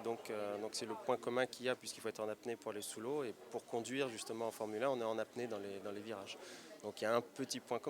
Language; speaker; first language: French; native; French